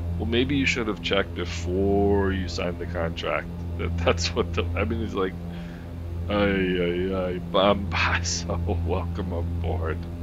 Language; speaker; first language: English; native; English